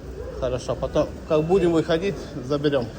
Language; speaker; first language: Russian; non-native, fluent; Lithuanian